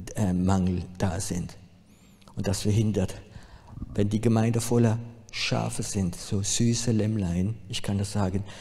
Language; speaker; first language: German; non-native, fluent; French